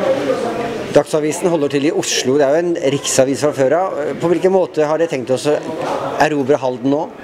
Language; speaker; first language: Norwegian; native; Norwegian